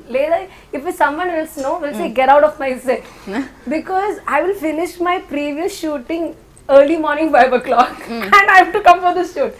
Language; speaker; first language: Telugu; non-native, learner; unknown